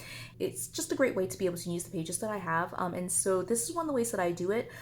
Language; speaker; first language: English; native; English